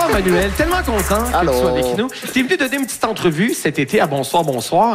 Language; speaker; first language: French; native; French